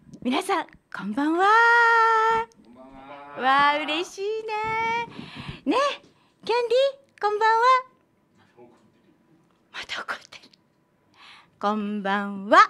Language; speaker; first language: Japanese; native; Japanese